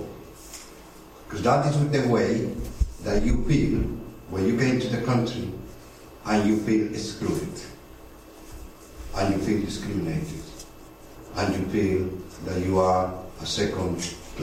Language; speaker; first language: English; non-native, fluent; Spanish